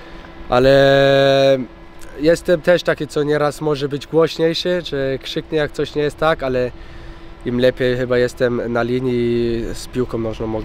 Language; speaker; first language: Polish; early bilingual, heritage; Polish